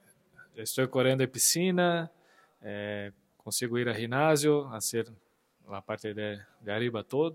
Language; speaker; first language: Spanish; non-native, fluent; Portuguese